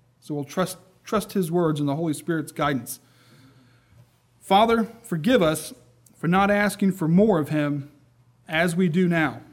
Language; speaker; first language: English; native; English